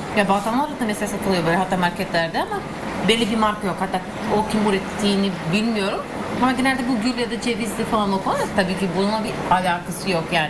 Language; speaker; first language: Turkish; non-native, fluent; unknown